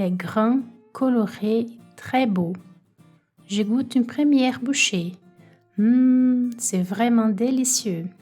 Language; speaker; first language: French; non-native, fluent; Portuguese